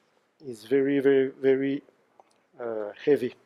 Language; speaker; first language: English; non-native, learner; French